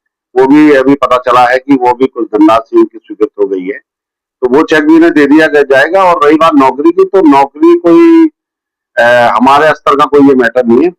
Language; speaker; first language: Hindi; native; Hindi